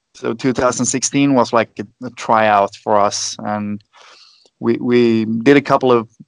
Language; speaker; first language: English; non-native, fluent; Swedish